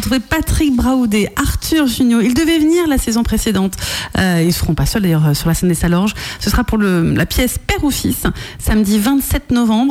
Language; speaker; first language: French; native; French